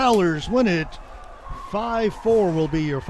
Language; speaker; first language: English; native; English